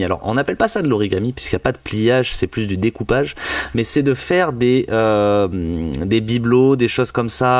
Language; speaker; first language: French; native; French